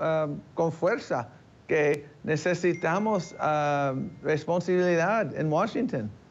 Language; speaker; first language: Spanish; early bilingual, heritage; English